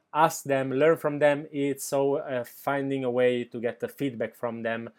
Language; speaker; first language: English; non-native, fluent; Italian